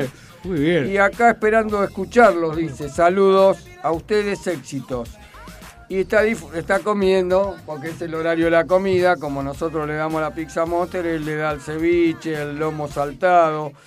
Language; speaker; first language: Spanish; native; Spanish